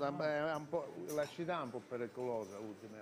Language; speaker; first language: Italian; non-native, learner; Russian